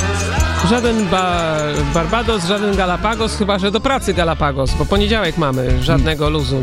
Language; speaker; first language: Polish; native; Polish